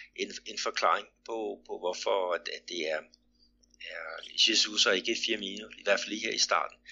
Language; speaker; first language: Danish; native; Danish